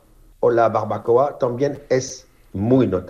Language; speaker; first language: Spanish; non-native, learner; French